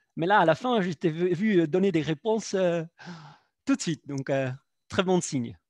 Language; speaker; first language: French; non-native, fluent; Dutch